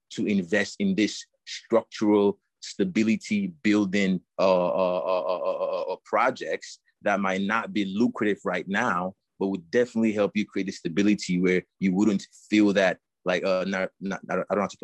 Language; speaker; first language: English; non-native, local second language; French